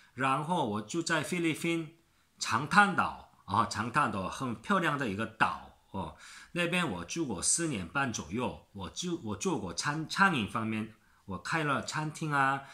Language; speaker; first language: Chinese; non-native, learner; Korean